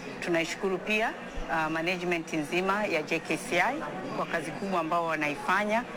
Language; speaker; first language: Swahili; native; Swahili